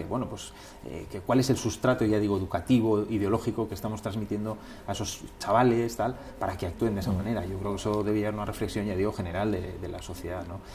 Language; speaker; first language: Spanish; native; Spanish